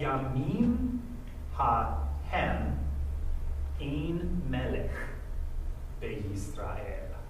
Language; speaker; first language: Hebrew; non-native, fluent; English